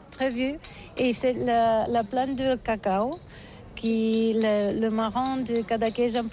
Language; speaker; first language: French; non-native, learner; Catalan